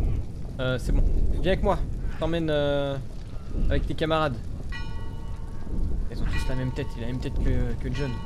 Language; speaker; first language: French; native; French